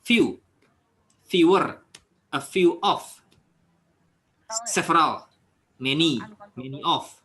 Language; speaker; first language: English; non-native, fluent; Indonesian